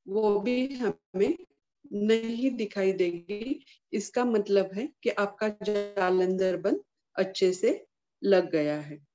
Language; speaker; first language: Hindi; non-native, local second language; Marathi